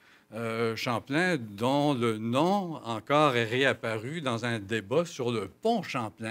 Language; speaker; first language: French; native; French